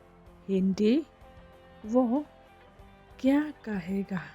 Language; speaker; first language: Hindi; non-native, local second language; Khasi